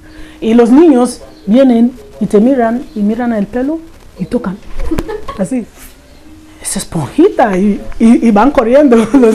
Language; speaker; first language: Spanish; non-native, fluent; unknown